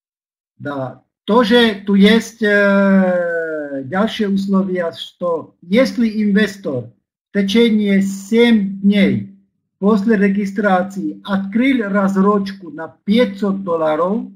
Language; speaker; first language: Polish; non-native, learner; Slovak